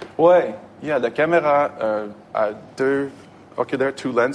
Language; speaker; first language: French; non-native, learner; English